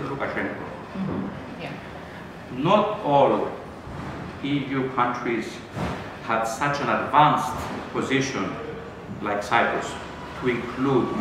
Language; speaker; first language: English; non-native, fluent; Greek